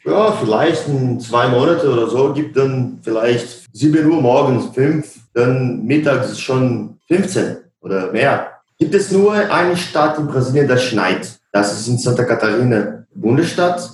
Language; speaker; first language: German; non-native, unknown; Portuguese